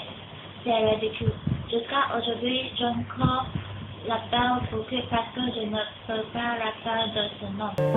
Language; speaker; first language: French; non-native, learner; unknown